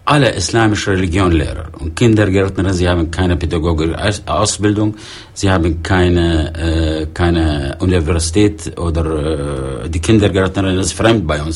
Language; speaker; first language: German; non-native, fluent; Arabic